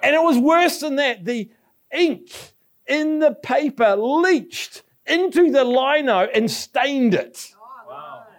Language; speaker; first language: English; native; English